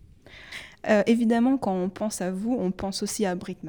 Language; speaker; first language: French; native; French